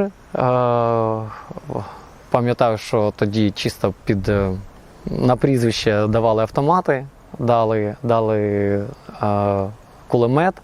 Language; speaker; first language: Ukrainian; native; Ukrainian